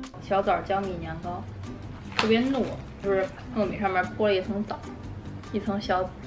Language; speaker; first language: Chinese; native; Chinese